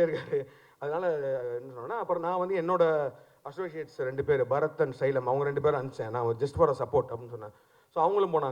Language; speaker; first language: Tamil; native; Tamil